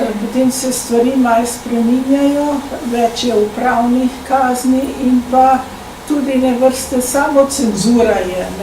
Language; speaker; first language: Slovenian; early bilingual, heritage; Slovenian